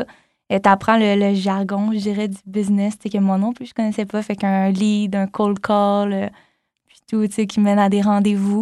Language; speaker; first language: French; native; French